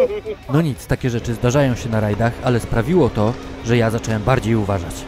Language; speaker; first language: Polish; native; Polish